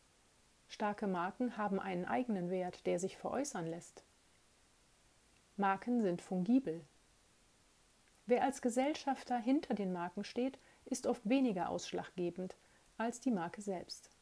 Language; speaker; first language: German; native; German